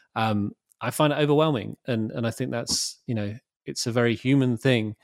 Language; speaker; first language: English; native; English